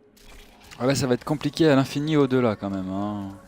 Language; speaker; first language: French; native; French